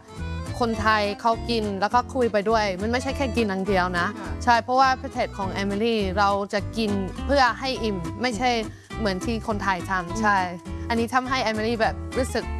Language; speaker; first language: Thai; non-native, fluent; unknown